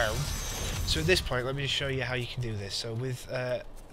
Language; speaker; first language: English; native; English